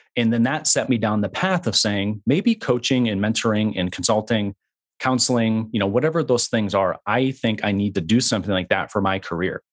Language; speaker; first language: English; native; English